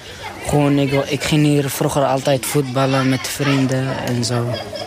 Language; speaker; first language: Dutch; early bilingual, other home language; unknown